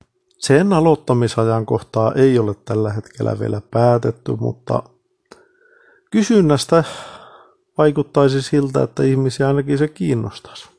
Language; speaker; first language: Finnish; native; Finnish